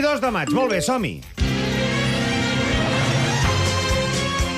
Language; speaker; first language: Catalan; native; Catalan